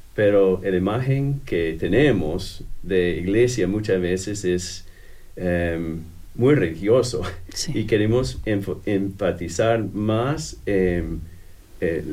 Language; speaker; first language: Spanish; non-native, fluent; English